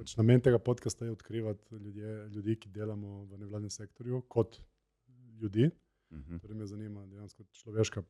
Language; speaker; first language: Slovenian; native; Slovenian